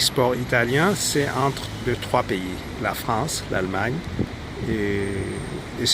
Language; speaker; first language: French; non-native, fluent; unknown